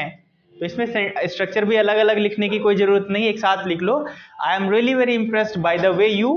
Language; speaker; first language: Hindi; native; Hindi